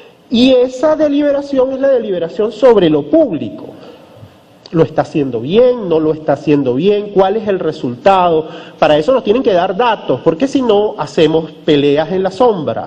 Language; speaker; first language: Spanish; native; Spanish